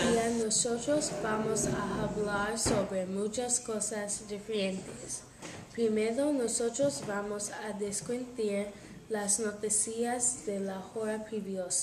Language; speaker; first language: Spanish; non-native, learner; English